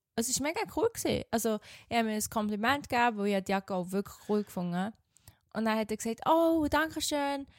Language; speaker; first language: German; native; German